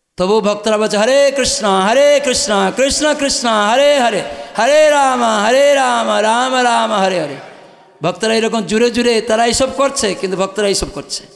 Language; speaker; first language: Bangla; non-native, fluent; Odia